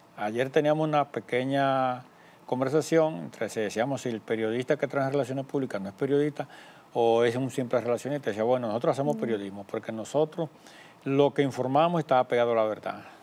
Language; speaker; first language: Spanish; native; Spanish